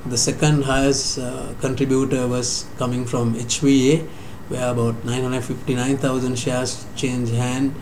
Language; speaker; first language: English; non-native, local second language; Sinhala